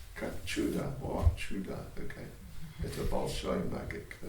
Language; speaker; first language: Russian; non-native, learner; English